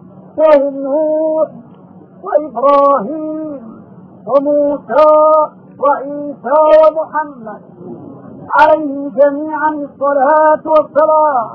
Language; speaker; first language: Arabic; native; Arabic